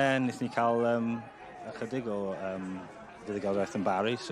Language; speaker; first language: Welsh; non-native, local second language; English